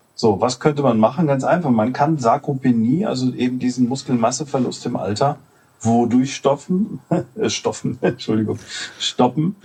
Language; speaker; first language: German; native; German